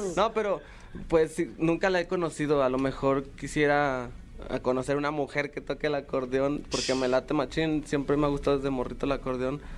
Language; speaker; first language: Spanish; native; Spanish